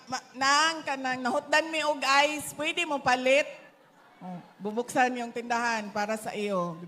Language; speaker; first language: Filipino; non-native, local second language; Cebuano